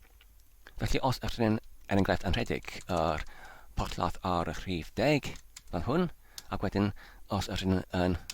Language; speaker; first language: Welsh; non-native, fluent; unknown